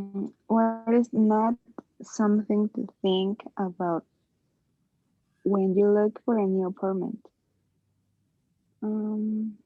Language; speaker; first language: English; non-native, learner; Spanish